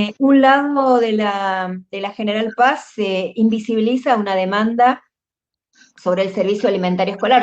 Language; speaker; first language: Spanish; native; Spanish